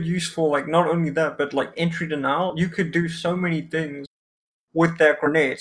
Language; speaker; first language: English; non-native, local second language; Afrikaans